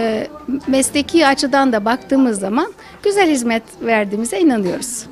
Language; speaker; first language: Turkish; native; Turkish